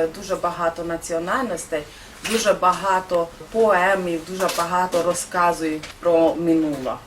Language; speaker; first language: Ukrainian; non-native, local second language; Hungarian